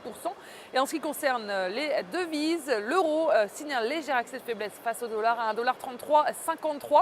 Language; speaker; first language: French; native; French